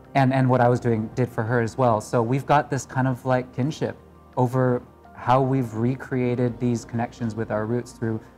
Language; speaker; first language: English; native; English